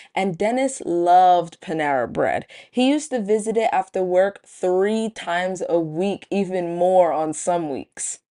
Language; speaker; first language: English; native; English